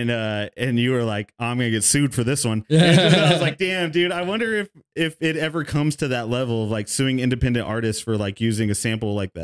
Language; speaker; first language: English; native; English